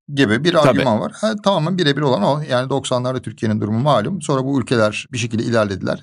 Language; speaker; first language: Turkish; native; Turkish